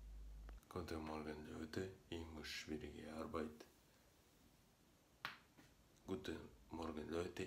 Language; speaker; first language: German; non-native, learner; Russian